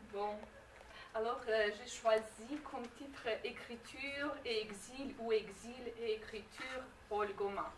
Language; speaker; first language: French; non-native, fluent; Romanian